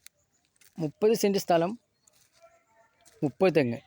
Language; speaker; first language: Malayalam; native; Malayalam